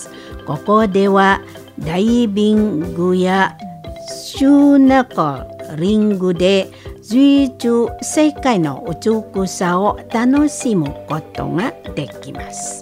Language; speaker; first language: Japanese; non-native, fluent; Indonesian